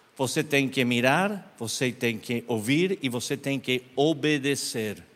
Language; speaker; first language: Portuguese; non-native, learner; Spanish